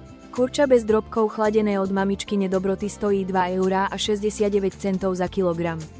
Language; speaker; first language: Slovak; native; Slovak